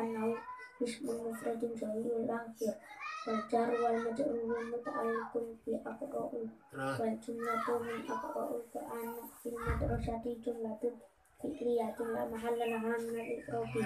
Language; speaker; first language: Arabic; non-native, learner; Javanese